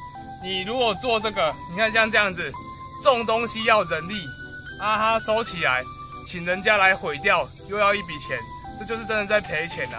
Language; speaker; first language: Chinese; native; Chinese